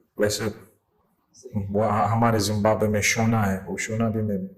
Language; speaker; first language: Hindi; non-native, fluent; English